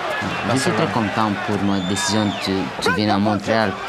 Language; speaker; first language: French; non-native, learner; Romanian